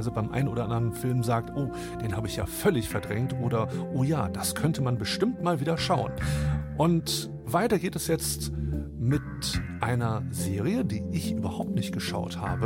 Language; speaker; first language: German; native; German